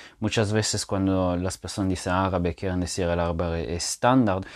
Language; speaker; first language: Spanish; non-native, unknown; French